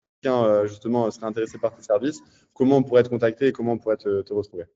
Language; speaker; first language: French; native; French